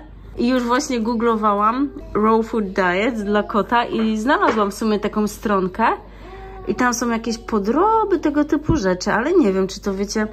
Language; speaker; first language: Polish; native; Polish